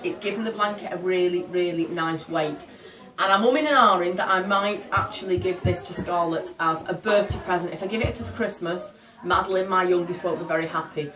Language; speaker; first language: English; native; English